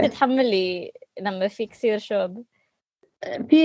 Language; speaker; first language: Arabic; non-native, learner; English